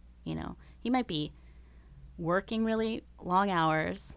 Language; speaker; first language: English; early bilingual, other home language; Spanish